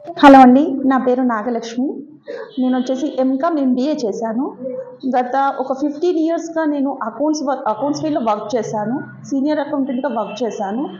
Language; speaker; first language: Telugu; native; Telugu